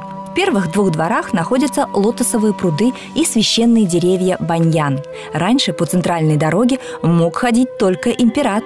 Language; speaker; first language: Russian; native; Russian